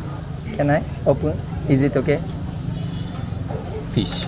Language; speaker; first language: English; non-native, learner; Japanese